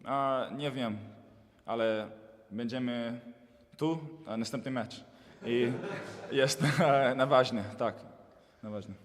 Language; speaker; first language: Polish; non-native, learner; English